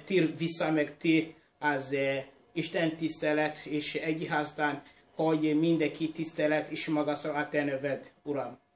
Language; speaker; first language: Hungarian; non-native, learner; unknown